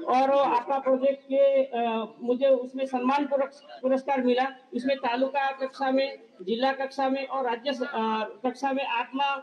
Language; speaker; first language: Hindi; non-native, local second language; Gujarati